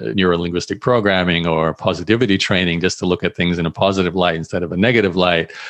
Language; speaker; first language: English; native; English